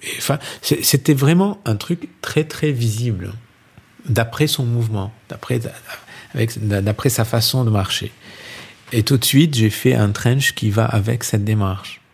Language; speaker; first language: French; non-native, local second language; Arabic